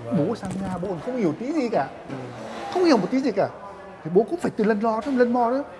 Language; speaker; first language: Vietnamese; native; Vietnamese